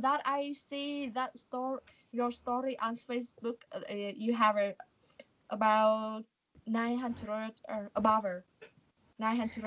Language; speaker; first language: English; non-native, learner; Vietnamese